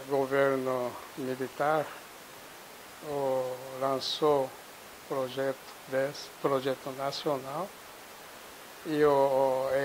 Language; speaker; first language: Portuguese; non-native, fluent; Japanese